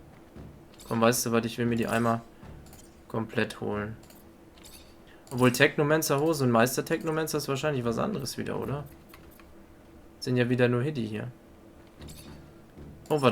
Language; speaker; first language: German; native; German